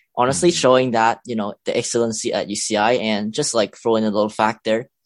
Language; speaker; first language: English; non-native, local second language; Cantonese